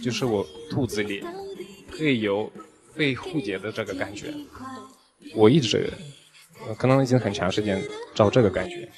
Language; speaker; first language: Chinese; non-native, fluent; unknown